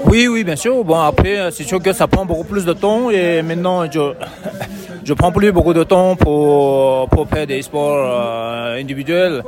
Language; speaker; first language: French; non-native, fluent; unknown